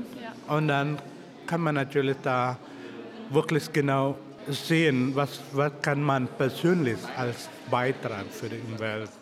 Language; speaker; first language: German; non-native, fluent; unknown